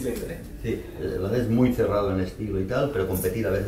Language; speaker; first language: Spanish; native; Spanish